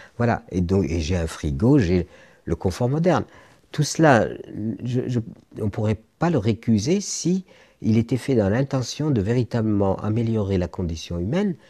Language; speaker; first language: French; non-native, local second language; Arabic